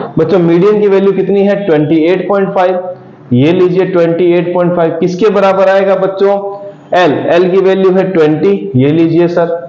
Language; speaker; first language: Hindi; native; Hindi